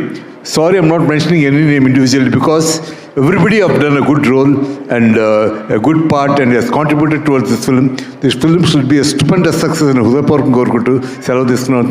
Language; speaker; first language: Telugu; native; Telugu